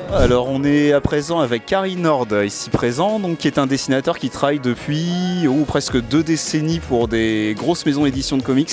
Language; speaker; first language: French; native; French